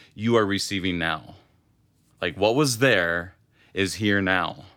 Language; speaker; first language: English; native; English